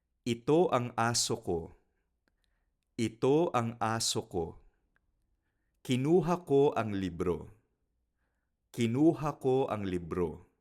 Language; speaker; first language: Filipino; non-native, fluent; Spanish